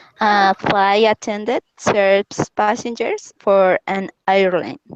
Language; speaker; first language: English; non-native, learner; Spanish